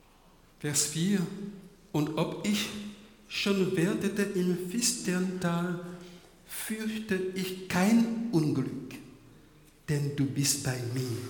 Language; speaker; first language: German; non-native, fluent; French